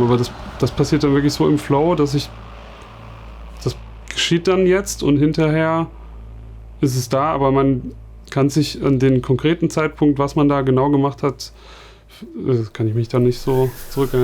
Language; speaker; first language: German; native; German